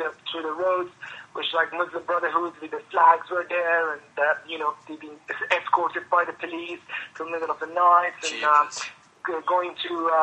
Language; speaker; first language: English; non-native, fluent; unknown